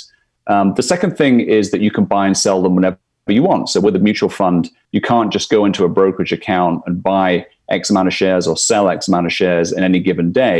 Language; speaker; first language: English; native; English